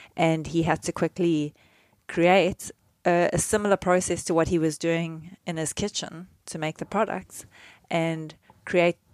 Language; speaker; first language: English; native; English